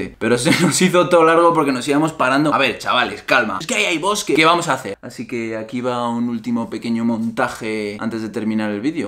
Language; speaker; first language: Spanish; native; Spanish